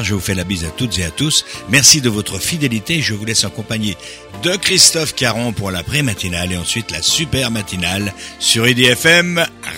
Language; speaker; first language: French; native; French